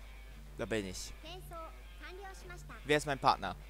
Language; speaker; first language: German; native; German